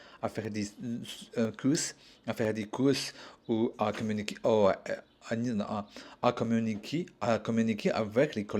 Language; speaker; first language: French; non-native, learner; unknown